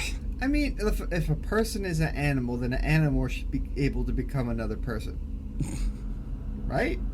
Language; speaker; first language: English; native; English